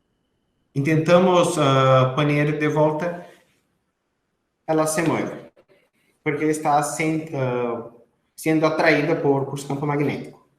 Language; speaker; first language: Spanish; non-native, fluent; Portuguese